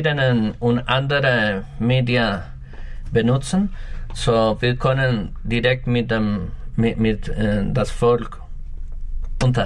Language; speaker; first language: German; non-native, learner; Spanish